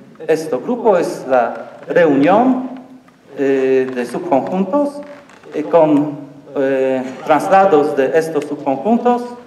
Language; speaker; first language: Spanish; non-native, learner; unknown